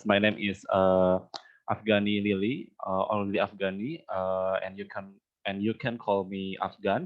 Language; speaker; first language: English; non-native, learner; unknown